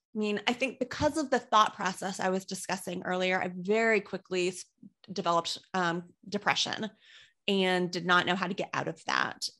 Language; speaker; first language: English; native; English